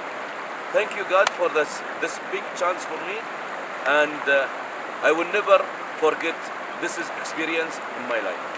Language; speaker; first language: English; non-native, learner; Arabic